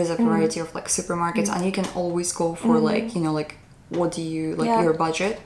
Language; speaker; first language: English; non-native, fluent; Russian